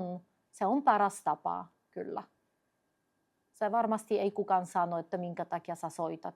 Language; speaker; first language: Finnish; non-native, fluent; Polish